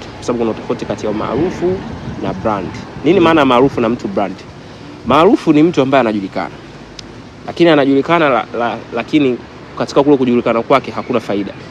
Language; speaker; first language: Swahili; native; Swahili